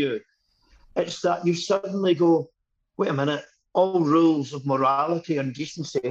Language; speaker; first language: English; native; English